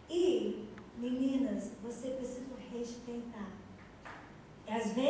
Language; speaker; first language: Portuguese; non-native, fluent; English